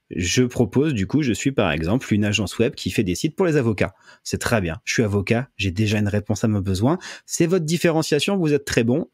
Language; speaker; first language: French; native; French